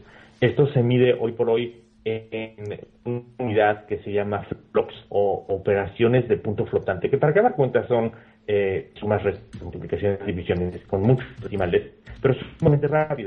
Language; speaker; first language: Spanish; native; Spanish